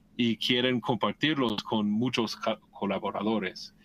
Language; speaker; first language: Spanish; non-native, fluent; English